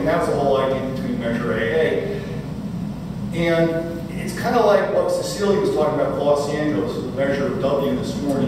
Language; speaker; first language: English; native; English